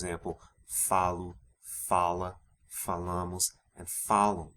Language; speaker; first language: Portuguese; non-native, fluent; English